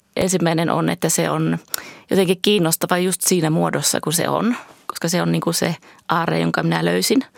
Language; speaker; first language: Finnish; early bilingual, heritage; Finnish